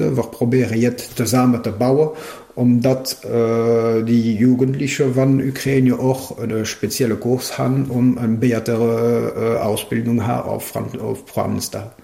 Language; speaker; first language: German; non-native, local second language; French